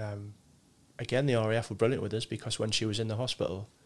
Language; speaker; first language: English; native; English